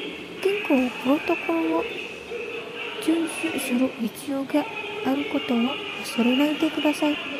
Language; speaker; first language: Japanese; non-native, learner; Indonesian